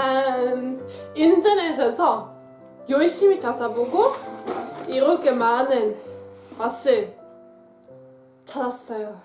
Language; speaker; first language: Korean; non-native, fluent; Dutch